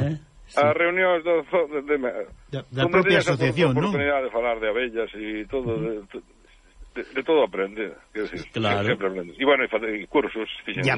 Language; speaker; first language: Galician; native; Galician